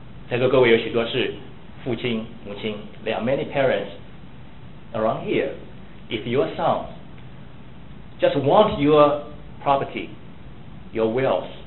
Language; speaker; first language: English; non-native, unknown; Chinese